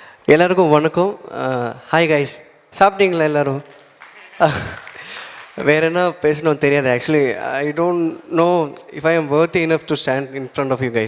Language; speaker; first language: Tamil; non-native, learner; Malayalam